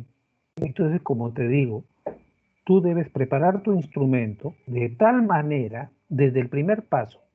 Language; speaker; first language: Spanish; native; Spanish